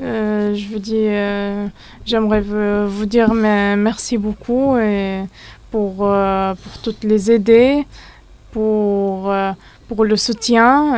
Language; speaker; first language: French; non-native, learner; Arabic